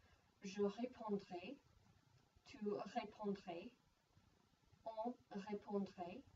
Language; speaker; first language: French; non-native, fluent; English